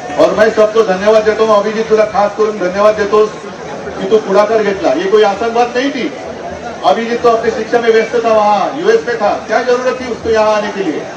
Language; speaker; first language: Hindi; non-native, local second language; Marathi